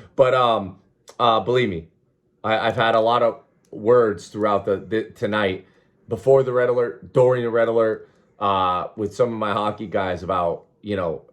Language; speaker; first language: English; native; English